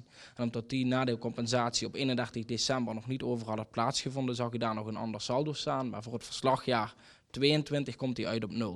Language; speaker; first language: Dutch; native; Dutch